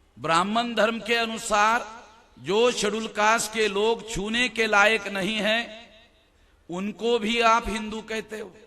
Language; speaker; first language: Hindi; non-native, local second language; Marathi